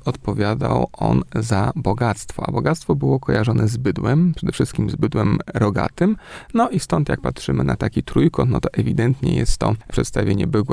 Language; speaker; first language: Polish; native; Polish